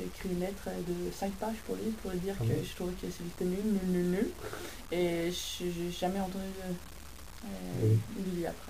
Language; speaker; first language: French; non-native, fluent; Swedish